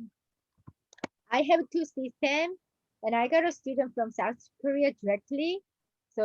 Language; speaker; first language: English; non-native, learner; Korean